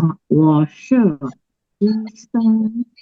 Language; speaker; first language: Chinese; non-native, learner; Indonesian